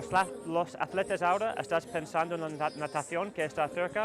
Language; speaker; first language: Spanish; non-native, learner; English